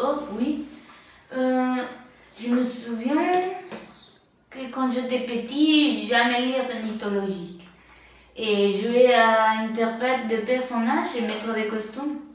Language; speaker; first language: French; non-native, learner; Spanish